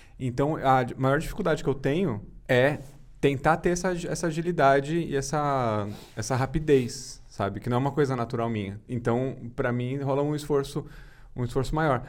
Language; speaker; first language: Portuguese; native; Portuguese